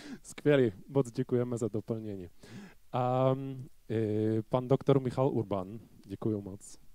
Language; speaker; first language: Czech; non-native, fluent; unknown